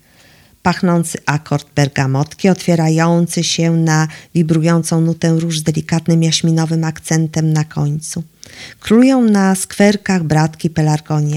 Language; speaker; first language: Polish; native; Polish